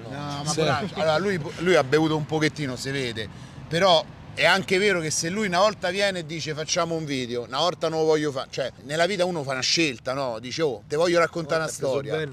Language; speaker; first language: Italian; native; Italian